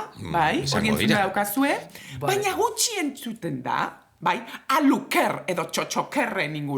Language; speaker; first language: Basque; native; Basque